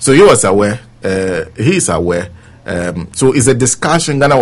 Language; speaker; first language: English; non-native, local second language; Ewe